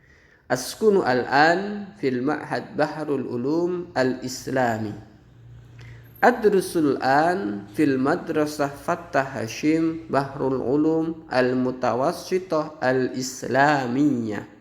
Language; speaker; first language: Arabic; non-native, fluent; Indonesian